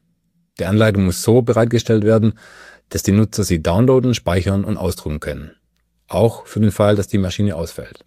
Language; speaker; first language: German; native; German